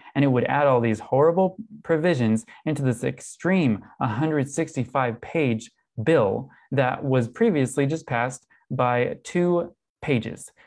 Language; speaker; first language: English; native; English